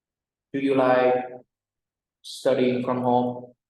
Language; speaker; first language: English; non-native, fluent; Vietnamese